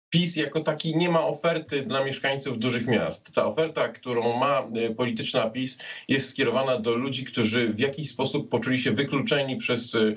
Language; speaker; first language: Polish; native; Polish